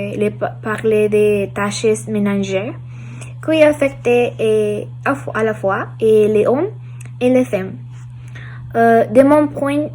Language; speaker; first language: French; non-native, learner; Spanish